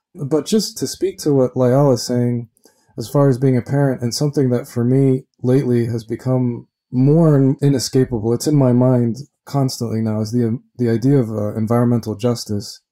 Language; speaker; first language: English; early bilingual, other home language; Spanish